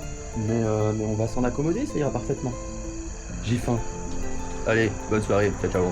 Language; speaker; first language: French; native; French